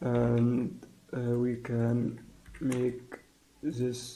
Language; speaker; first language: English; non-native, fluent; Arabic